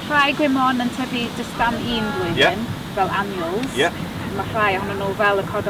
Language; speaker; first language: Welsh; non-native, local second language; English